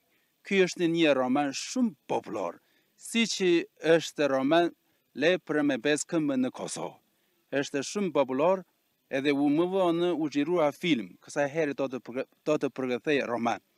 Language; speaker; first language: Albanian; non-native, fluent; Chinese